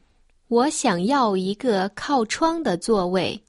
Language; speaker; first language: Chinese; native; Chinese